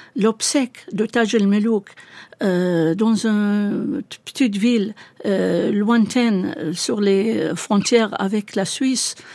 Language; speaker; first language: French; non-native, fluent; Arabic